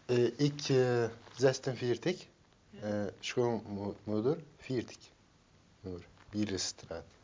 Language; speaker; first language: Dutch; non-native, learner; Turkish